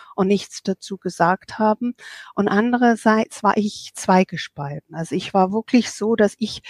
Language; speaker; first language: German; non-native, fluent; English